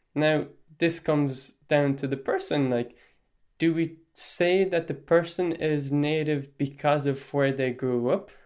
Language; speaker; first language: English; non-native, local second language; Irish